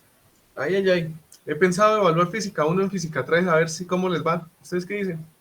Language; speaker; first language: Spanish; native; Spanish